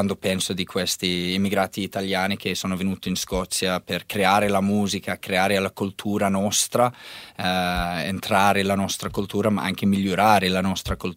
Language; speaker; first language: Italian; non-native, learner; English